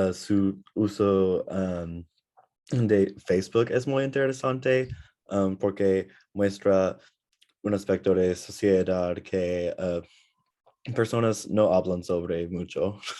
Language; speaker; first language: Spanish; non-native, learner; English